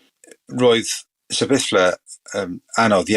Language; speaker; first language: Welsh; non-native, local second language; English